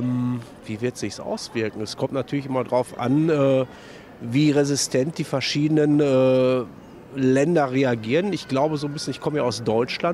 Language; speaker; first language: German; native; German